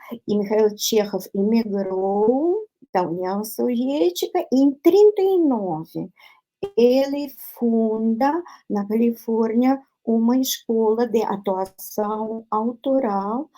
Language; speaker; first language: Portuguese; non-native, fluent; Russian